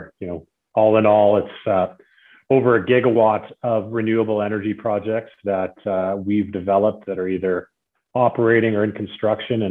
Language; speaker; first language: English; native; English